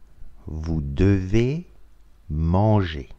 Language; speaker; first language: French; non-native, fluent; Russian